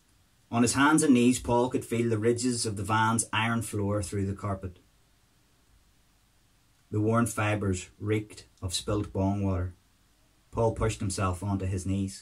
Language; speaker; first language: English; native; English